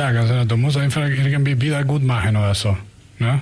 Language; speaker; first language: German; non-native, learner; Spanish